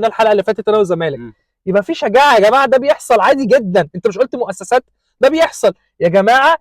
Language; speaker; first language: Arabic; native; Arabic